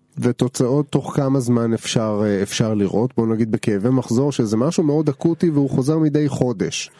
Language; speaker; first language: Hebrew; native; Hebrew